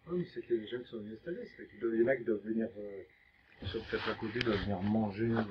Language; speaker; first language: French; native; French